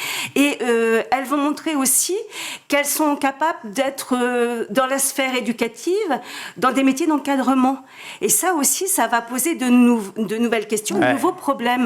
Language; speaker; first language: French; native; French